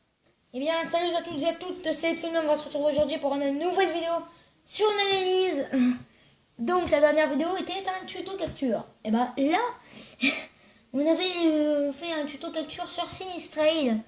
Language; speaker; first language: French; native; French